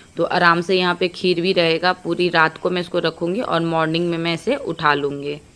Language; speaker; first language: Hindi; native; Hindi